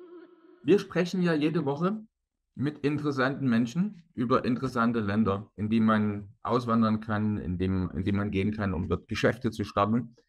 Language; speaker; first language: German; native; German